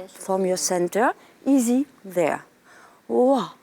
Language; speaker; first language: English; non-native, fluent; French